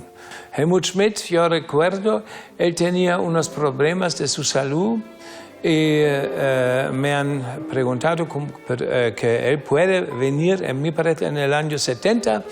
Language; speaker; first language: Spanish; non-native, learner; German